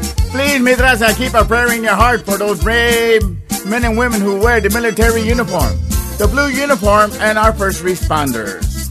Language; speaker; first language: English; early bilingual, other home language; Spanish